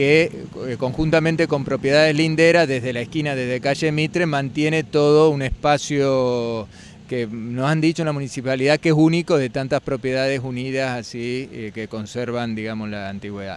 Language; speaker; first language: Spanish; native; Spanish